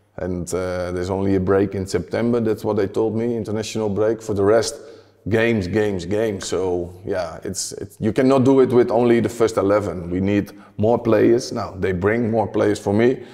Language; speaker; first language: English; non-native, fluent; Dutch